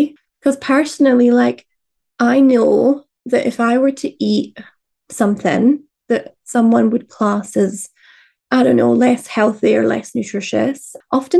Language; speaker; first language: English; native; English